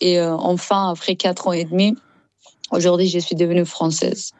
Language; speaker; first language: French; non-native, learner; Persian